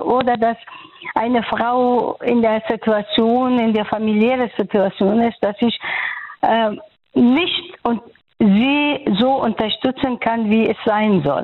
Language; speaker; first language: German; non-native, fluent; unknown